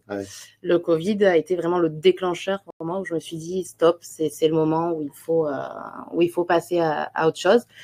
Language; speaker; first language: French; native; French